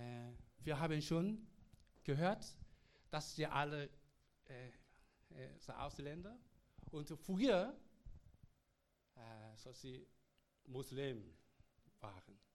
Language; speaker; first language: German; non-native, learner; Korean